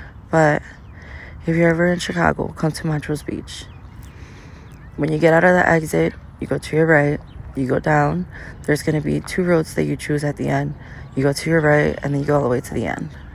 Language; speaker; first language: English; early bilingual, other home language; Spanish